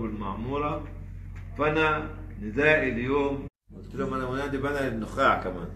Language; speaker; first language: Arabic; native; Arabic